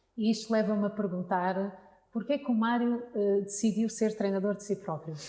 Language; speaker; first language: Portuguese; native; Portuguese